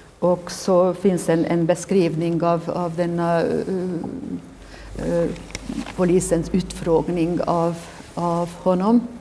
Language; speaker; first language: Swedish; non-native, fluent; Hungarian